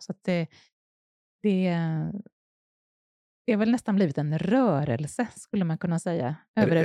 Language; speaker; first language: Swedish; native; Swedish